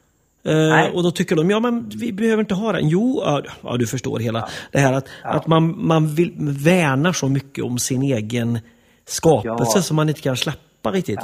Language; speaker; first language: Swedish; native; Swedish